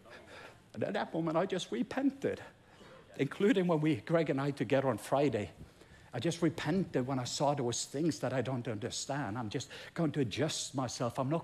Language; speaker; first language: English; non-native, fluent; Norwegian